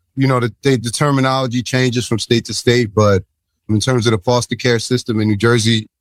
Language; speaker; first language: English; native; English